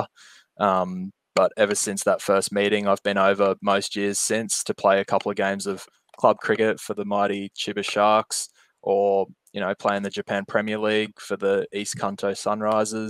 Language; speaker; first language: English; non-native, local second language; Japanese